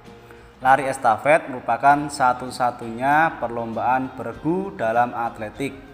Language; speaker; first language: Indonesian; native; Indonesian